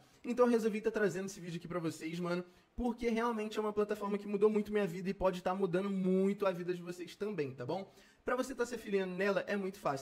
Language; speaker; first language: Portuguese; native; Portuguese